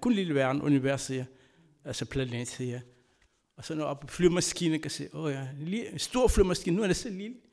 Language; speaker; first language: Danish; non-native, fluent; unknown